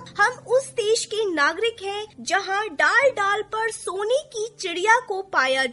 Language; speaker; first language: Hindi; native; Hindi